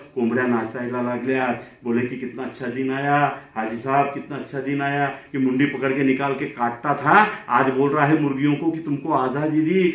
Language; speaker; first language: Hindi; non-native, local second language; Marathi